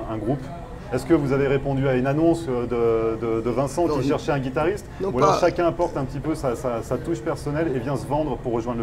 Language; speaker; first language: French; native; French